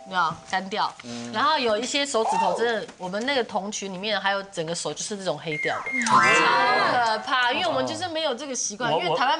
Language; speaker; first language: Chinese; native; Chinese